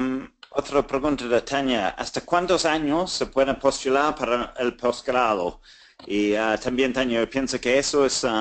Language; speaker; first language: Spanish; non-native, fluent; English